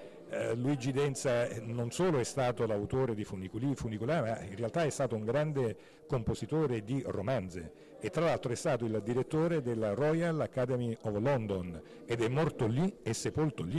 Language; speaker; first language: Italian; native; Italian